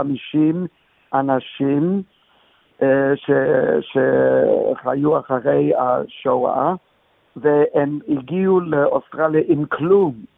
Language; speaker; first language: Hebrew; non-native, fluent; English